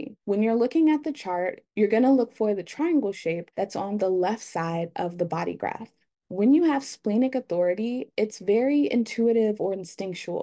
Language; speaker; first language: English; native; English